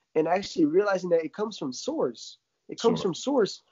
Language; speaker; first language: English; early bilingual, other home language; Russian